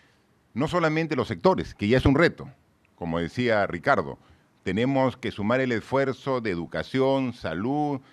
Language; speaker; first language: Spanish; native; Spanish